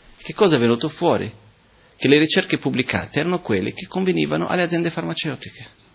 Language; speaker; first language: Italian; non-native, fluent; Portuguese